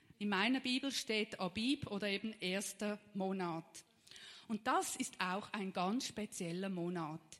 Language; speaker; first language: German; native; German